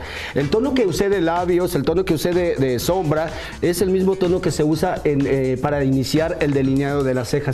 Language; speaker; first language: Spanish; native; Spanish